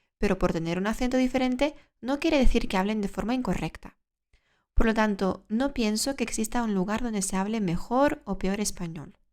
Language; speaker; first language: Spanish; early bilingual, other home language; Lithuanian